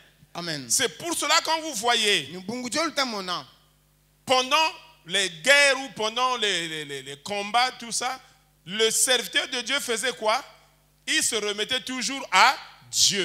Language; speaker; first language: French; native; French